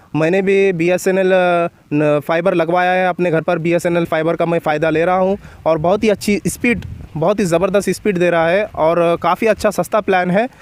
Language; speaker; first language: Hindi; non-native, local second language; Marathi